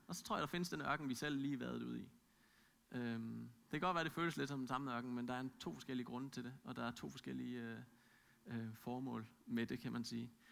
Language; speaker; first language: Danish; native; Danish